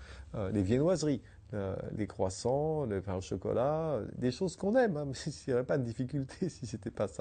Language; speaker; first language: French; native; French